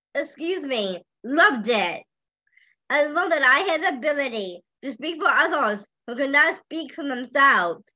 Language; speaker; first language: English; native; English